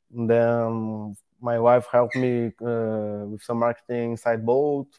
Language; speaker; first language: English; non-native, learner; Portuguese